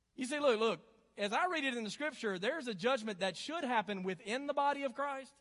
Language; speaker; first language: English; native; English